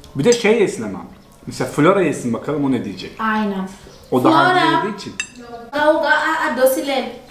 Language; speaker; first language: Turkish; native; Turkish